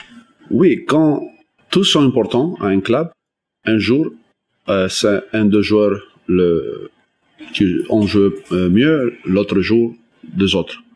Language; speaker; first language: French; non-native, learner; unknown